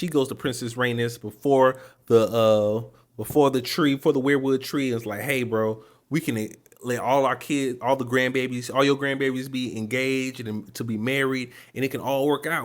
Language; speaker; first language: English; native; English